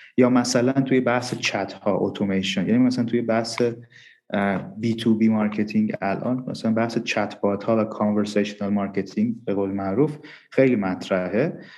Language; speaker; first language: Persian; non-native, local second language; Armenian